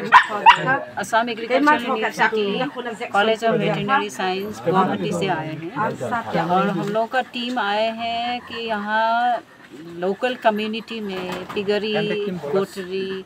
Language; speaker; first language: Hindi; non-native, local second language; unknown